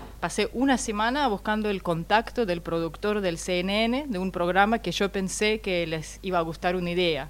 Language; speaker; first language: Spanish; non-native, fluent; Russian